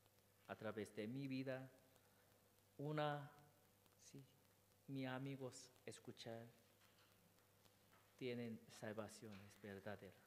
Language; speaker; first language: Spanish; non-native, learner; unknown